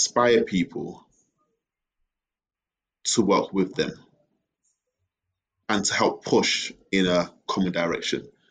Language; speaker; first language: English; native; English